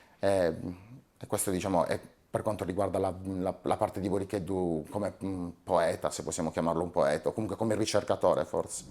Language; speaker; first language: Italian; native; Italian